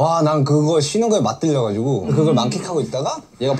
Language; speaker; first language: Korean; native; Korean